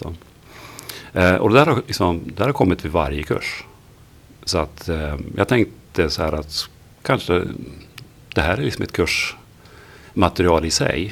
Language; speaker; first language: Swedish; native; Swedish